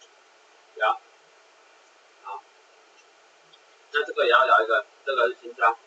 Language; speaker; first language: Chinese; native; Chinese